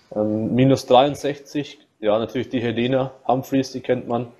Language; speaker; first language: German; non-native, fluent; Russian